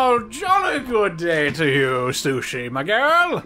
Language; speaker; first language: English; native; English